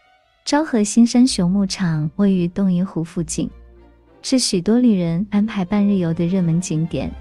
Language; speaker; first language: Chinese; native; Chinese